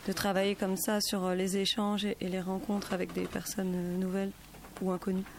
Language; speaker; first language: French; native; French